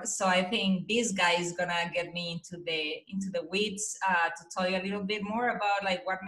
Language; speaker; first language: English; non-native, fluent; Spanish